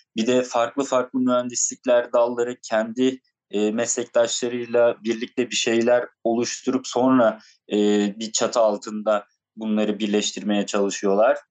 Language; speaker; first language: Turkish; native; Turkish